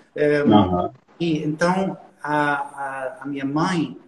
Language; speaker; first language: Portuguese; non-native, fluent; German